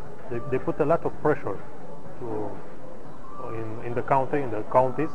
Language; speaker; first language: English; non-native, learner; Romanian